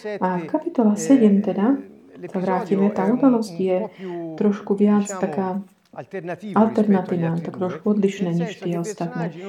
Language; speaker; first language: Slovak; non-native, fluent; Italian